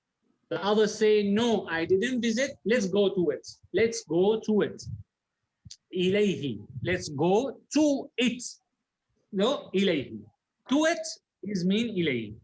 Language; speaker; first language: English; non-native, learner; Arabic